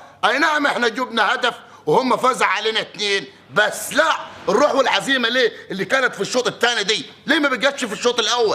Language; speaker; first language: Arabic; native; Arabic